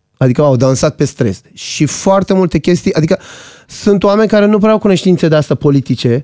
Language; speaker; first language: Romanian; non-native, fluent; Persian